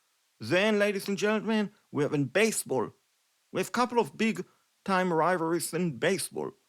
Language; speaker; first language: English; non-native, fluent; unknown